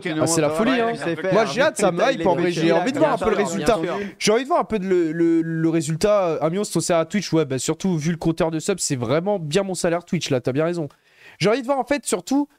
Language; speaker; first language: French; native; French